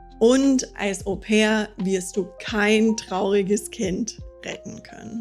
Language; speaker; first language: German; non-native, fluent; English